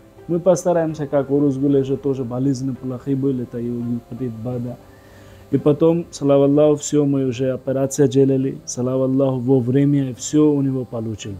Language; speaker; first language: Russian; non-native, learner; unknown